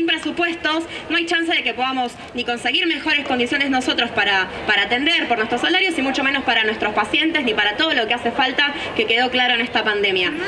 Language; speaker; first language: Spanish; native; Spanish